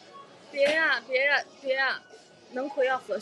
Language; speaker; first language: Chinese; native; Chinese